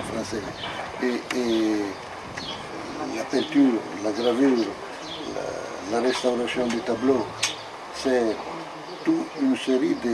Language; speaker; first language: French; non-native, fluent; Italian